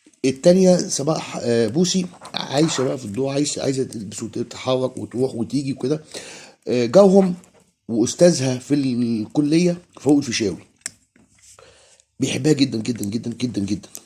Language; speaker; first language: Arabic; native; Arabic